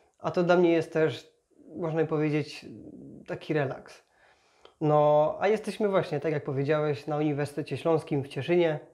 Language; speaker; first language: Polish; native; Polish